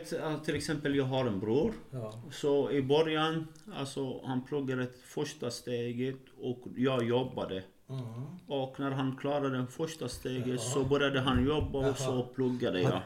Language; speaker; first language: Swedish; non-native, fluent; Arabic